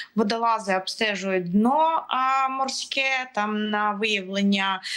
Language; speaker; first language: Ukrainian; native; Ukrainian